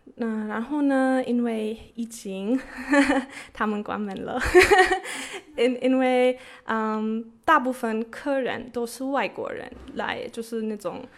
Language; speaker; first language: Chinese; non-native, fluent; German